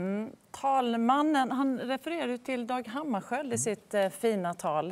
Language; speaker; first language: Swedish; native; Swedish